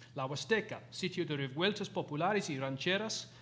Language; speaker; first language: Spanish; non-native, fluent; English